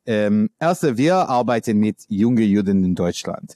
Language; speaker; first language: German; non-native, learner; English